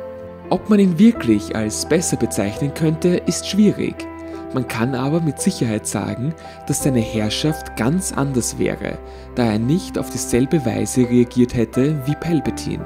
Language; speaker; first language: German; native; German